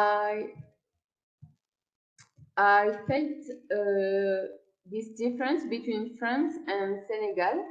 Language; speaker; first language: English; non-native, learner; French